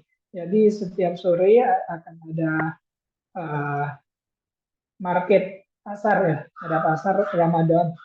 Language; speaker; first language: Indonesian; non-native, fluent; Thai